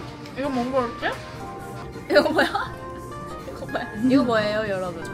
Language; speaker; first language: Korean; non-native, learner; Japanese